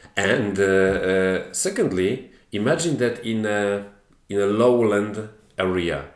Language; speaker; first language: English; non-native, fluent; Polish